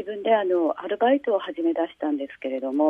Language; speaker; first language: Japanese; native; Japanese